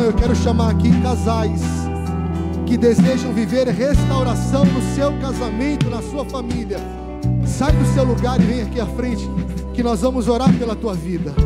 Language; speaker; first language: Portuguese; native; Portuguese